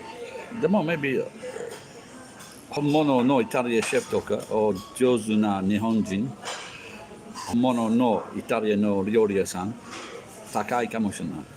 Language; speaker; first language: Japanese; non-native, learner; English